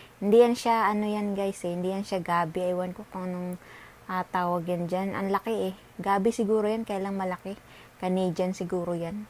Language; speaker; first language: Filipino; non-native, local second language; Cebuano